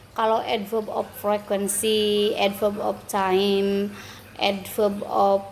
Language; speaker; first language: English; non-native, fluent; Indonesian